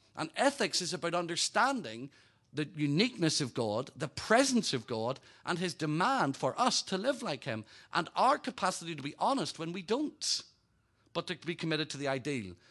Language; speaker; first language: English; native; English